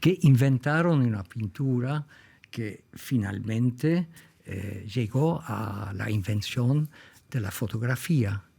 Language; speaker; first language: Spanish; non-native, fluent; Dutch